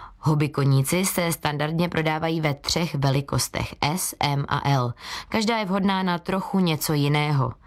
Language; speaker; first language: Czech; native; Czech